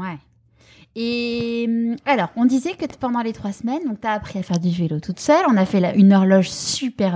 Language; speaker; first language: French; native; French